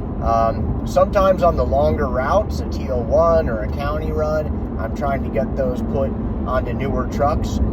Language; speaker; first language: English; native; English